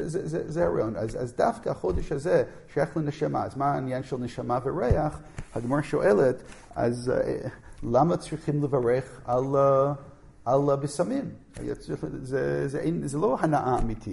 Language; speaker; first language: Hebrew; non-native, fluent; English